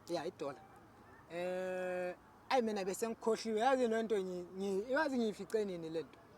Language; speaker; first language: Zulu; non-native, local second language; Southern Sotho